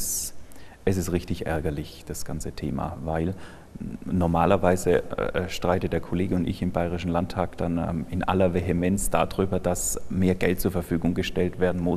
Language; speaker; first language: German; native; German